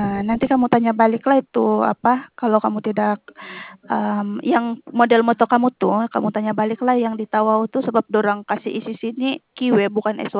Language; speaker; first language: Indonesian; non-native, local second language; Malay